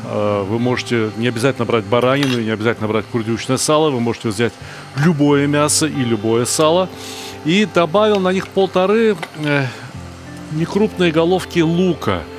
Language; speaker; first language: Russian; native; Russian